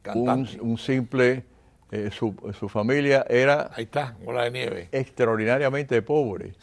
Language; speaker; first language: Spanish; native; Spanish